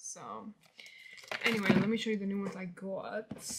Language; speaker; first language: English; early bilingual, other home language; Spanish